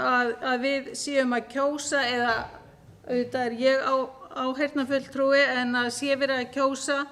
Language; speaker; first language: Icelandic; native; Icelandic